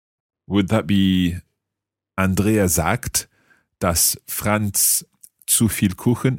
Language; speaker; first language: German; non-native, fluent; English